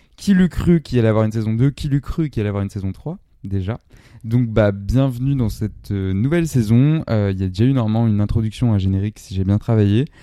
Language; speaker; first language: French; native; French